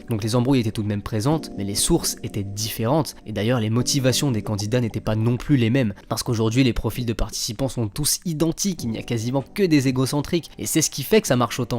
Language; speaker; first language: French; native; French